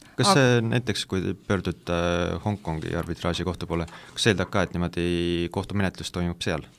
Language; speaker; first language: Estonian; native; Estonian